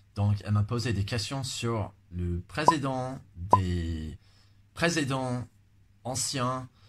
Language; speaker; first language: French; non-native, fluent; English